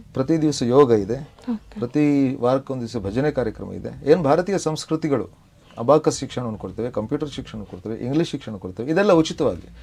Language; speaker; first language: Kannada; non-native, local second language; Tulu